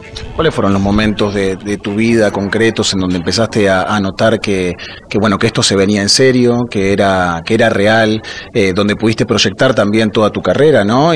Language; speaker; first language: Spanish; native; Spanish